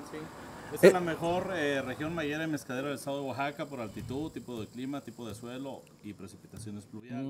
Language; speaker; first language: Spanish; native; Spanish